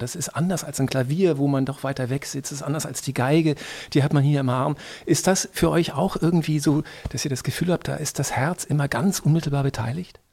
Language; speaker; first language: German; native; German